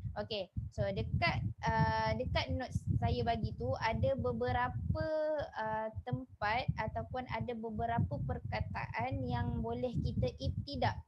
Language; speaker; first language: Malay; native; Malay